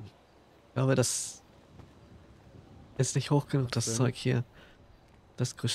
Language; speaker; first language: German; native; German